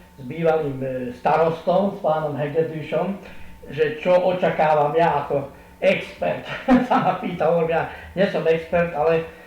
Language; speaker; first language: Slovak; non-native, local second language; Hungarian